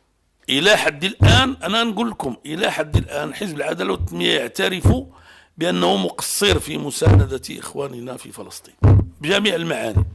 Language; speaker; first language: Arabic; native; Arabic